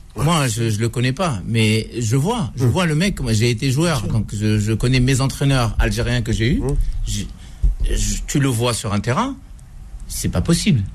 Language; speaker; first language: French; non-native, local second language; Arabic